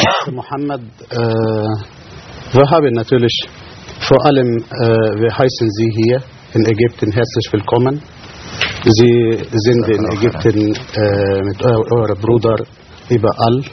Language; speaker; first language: German; non-native, fluent; Arabic